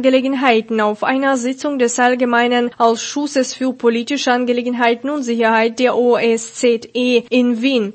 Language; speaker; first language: German; non-native, fluent; Russian